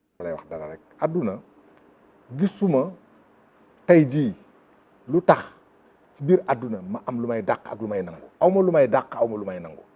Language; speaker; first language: Wolof; non-native, local second language; Fula